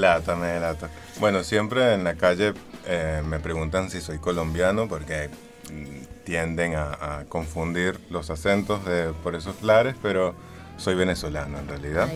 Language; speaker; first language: Spanish; native; Spanish